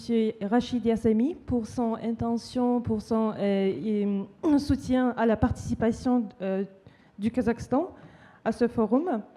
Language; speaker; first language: French; non-native, fluent; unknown